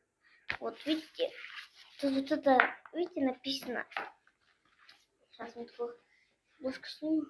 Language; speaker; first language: Russian; non-native, local second language; Kazakh